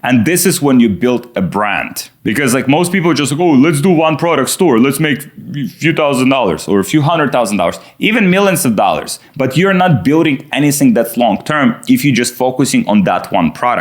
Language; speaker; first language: English; non-native, fluent; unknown